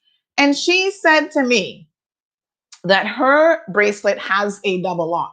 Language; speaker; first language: English; native; English